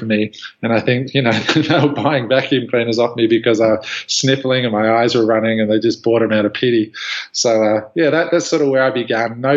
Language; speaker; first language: English; native; English